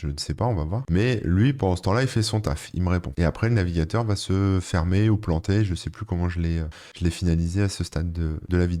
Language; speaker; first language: French; native; French